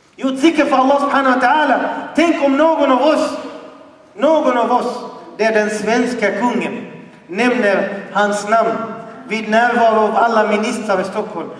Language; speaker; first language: Swedish; non-native, fluent; Arabic